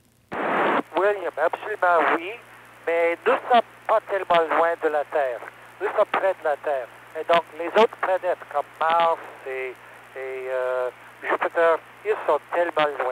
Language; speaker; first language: French; non-native, learner; English